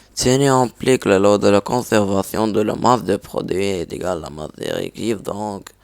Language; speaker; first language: French; non-native, local second language; Arabic